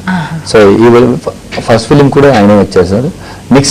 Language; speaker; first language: Telugu; non-native, learner; Tamil